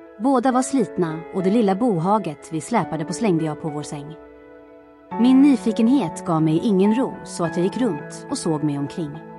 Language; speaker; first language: Swedish; non-native, fluent; Croatian